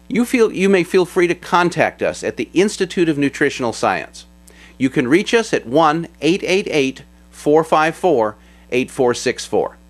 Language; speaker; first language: English; native; English